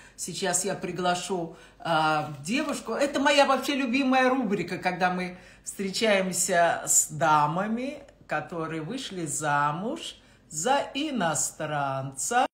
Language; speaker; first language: Russian; native; Russian